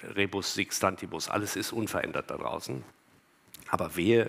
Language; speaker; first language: German; native; German